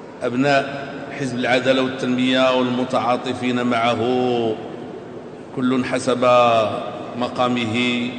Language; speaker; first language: Arabic; native; Arabic